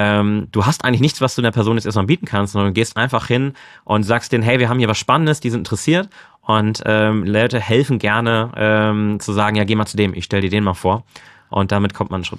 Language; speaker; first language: German; native; German